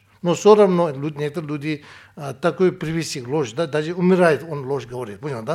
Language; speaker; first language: Russian; non-native, learner; Tibetan